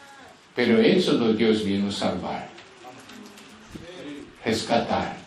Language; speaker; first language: Spanish; non-native, fluent; Portuguese